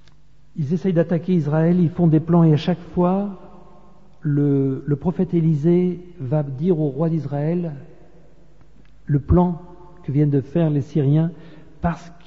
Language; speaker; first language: French; native; French